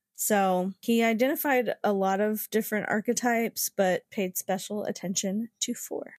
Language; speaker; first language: English; native; English